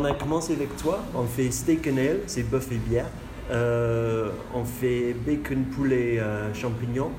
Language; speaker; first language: French; non-native, learner; English